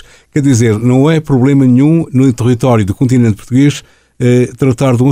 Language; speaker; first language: Portuguese; native; Portuguese